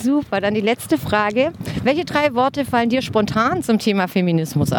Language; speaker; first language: German; native; German